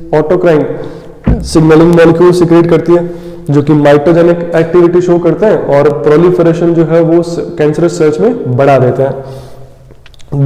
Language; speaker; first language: Hindi; native; Hindi